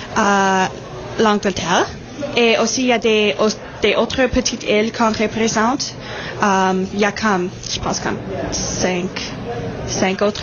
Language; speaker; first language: French; native; French